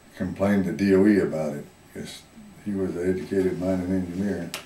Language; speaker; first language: English; native; English